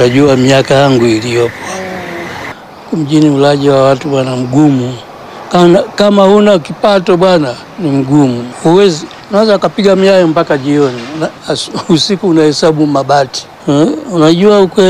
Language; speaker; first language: Swahili; non-native, local second language; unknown